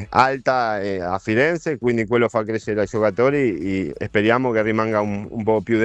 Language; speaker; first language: Italian; non-native, fluent; Spanish